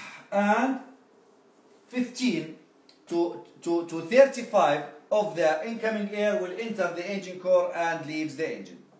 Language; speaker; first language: English; non-native, fluent; Arabic